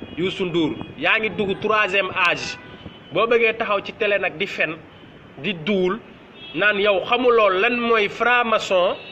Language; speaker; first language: Wolof; native; Wolof